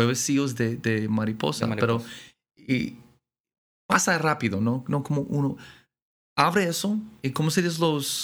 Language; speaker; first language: Spanish; non-native, learner; English